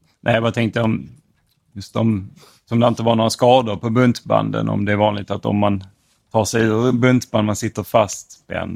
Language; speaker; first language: Swedish; native; Swedish